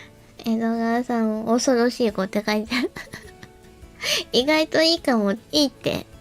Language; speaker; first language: Japanese; native; Japanese